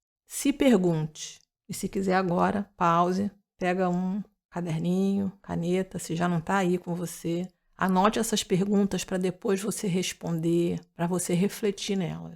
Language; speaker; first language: Portuguese; native; Portuguese